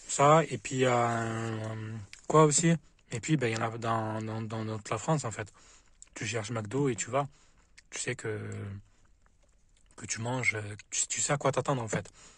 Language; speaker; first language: French; native; French